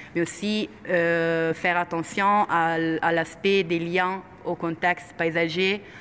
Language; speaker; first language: French; non-native, fluent; Italian